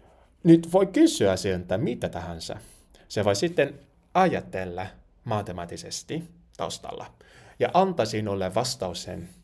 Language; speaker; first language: Finnish; non-native, learner; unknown